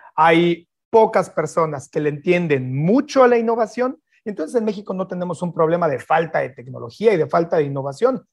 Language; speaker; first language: Spanish; native; Spanish